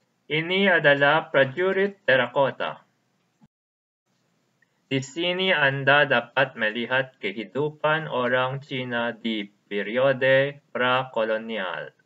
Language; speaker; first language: Indonesian; non-native, learner; Filipino